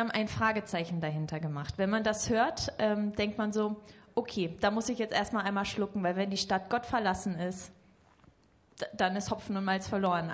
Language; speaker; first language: German; native; German